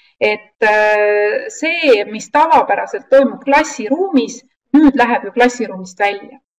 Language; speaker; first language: Estonian; native; Estonian